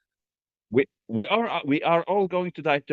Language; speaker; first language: English; non-native, fluent; Arabic